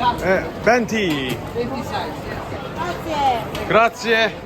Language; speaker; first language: Italian; non-native, learner; Korean